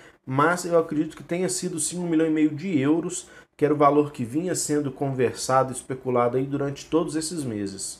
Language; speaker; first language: Portuguese; native; Portuguese